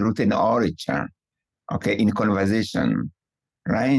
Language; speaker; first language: English; non-native, local second language; Kikuyu